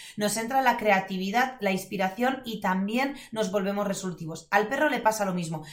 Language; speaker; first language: Spanish; non-native, fluent; Polish